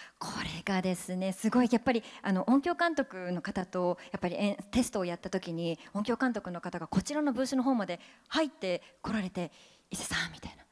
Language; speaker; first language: Japanese; native; Japanese